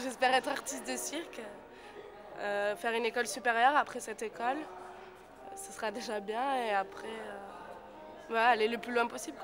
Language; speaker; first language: French; native; French